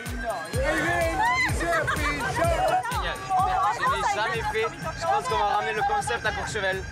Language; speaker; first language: French; native; French